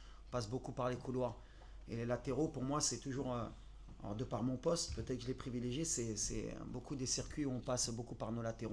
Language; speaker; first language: French; native; French